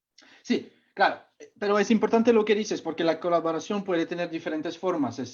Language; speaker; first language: Spanish; non-native, fluent; Czech